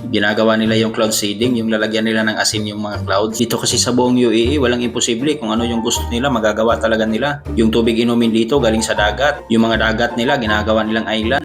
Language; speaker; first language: Filipino; non-native, local second language; Cebuano